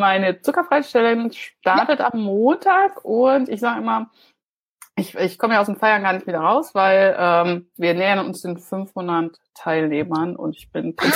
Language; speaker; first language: German; native; German